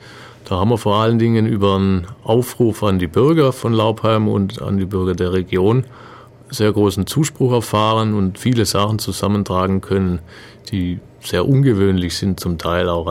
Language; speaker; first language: German; native; German